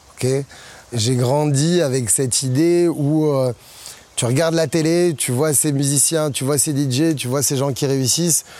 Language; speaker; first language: French; non-native, local second language; Arabic